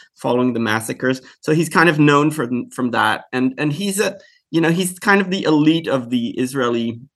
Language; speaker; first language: English; early bilingual, other home language; Hebrew